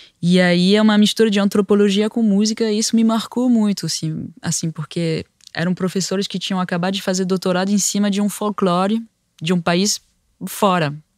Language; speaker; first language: Portuguese; non-native, fluent; French